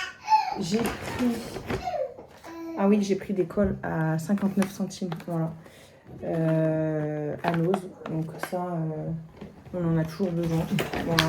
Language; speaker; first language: French; native; French